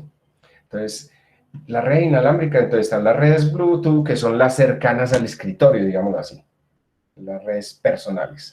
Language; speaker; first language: Spanish; native; Spanish